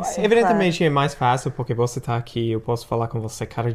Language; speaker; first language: Portuguese; non-native, fluent; English